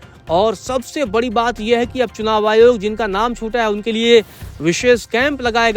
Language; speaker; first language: Hindi; native; Hindi